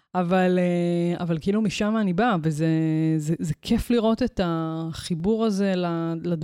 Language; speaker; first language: Hebrew; native; Hebrew